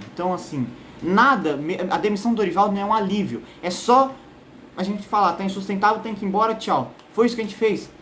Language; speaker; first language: Portuguese; native; Portuguese